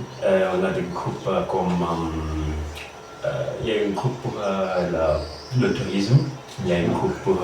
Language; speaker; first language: French; non-native, learner; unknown